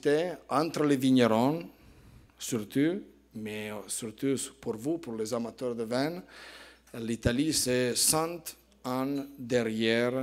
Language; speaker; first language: French; non-native, fluent; Italian